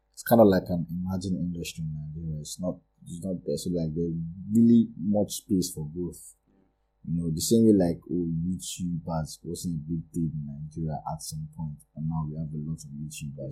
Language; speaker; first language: English; non-native, local second language; Yoruba